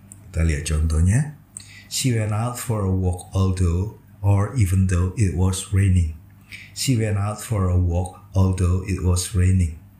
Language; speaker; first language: English; non-native, fluent; Indonesian